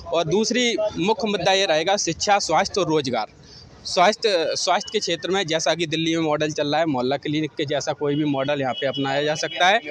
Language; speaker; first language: Hindi; native; Hindi